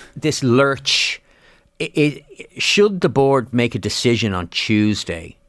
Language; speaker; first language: English; native; English